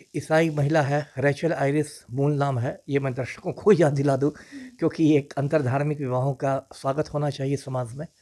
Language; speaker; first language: Hindi; native; Hindi